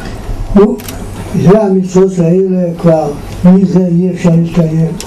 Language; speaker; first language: Hebrew; non-native, fluent; Yiddish